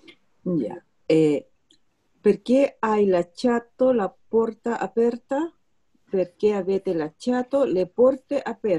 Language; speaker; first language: Italian; non-native, learner; Spanish